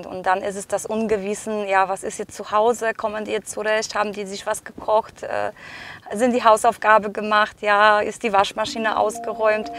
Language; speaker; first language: German; non-native, fluent; Polish